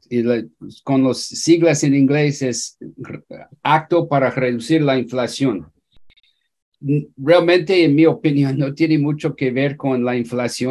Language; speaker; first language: Spanish; non-native, fluent; English